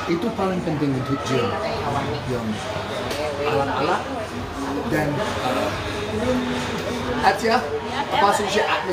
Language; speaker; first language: Indonesian; non-native, fluent; English